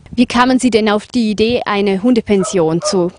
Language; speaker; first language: German; native; German